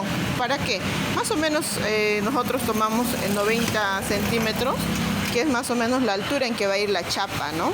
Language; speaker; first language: Spanish; native; Spanish